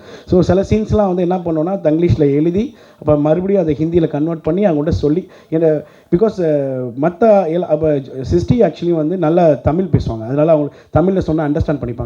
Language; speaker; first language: Tamil; native; Tamil